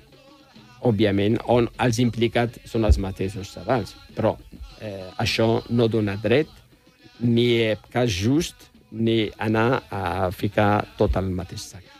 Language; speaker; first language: Catalan; non-native, fluent; Riffian